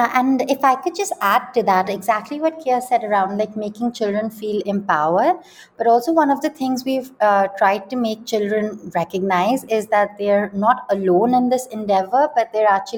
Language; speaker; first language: English; non-native, local second language; Hindi